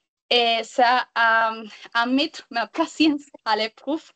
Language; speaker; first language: French; non-native, learner; Spanish